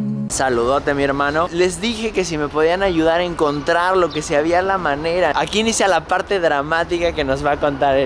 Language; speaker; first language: Spanish; native; Spanish